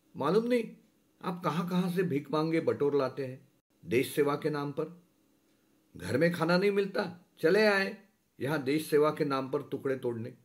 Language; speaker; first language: Hindi; non-native, local second language; Marathi